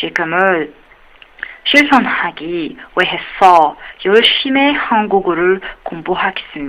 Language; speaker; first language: Korean; non-native, learner; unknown